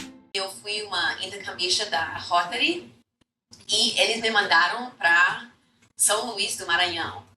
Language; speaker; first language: Portuguese; non-native, fluent; English